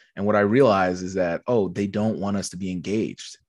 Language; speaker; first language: English; native; English